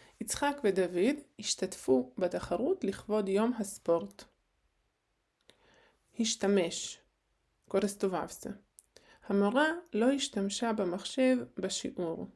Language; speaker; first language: Hebrew; non-native, fluent; Ukrainian